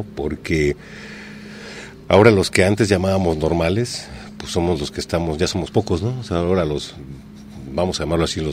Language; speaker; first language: Spanish; native; Spanish